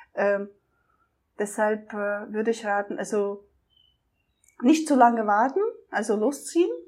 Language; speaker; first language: German; non-native, fluent; Russian